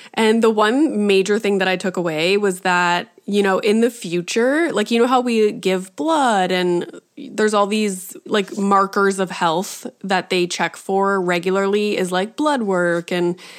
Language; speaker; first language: English; native; English